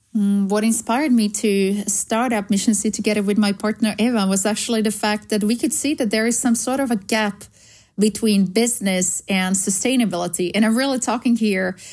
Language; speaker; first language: English; non-native, fluent; Slovak